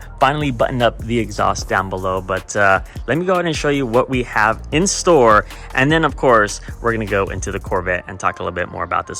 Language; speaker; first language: English; native; English